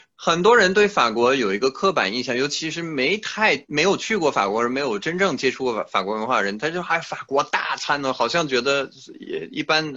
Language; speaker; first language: Chinese; non-native, fluent; French